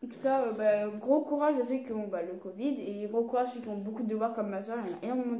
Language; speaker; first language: French; native; French